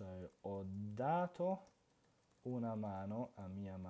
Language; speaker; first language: Italian; non-native, fluent; English